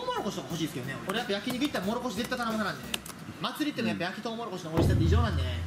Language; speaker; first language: Japanese; native; Japanese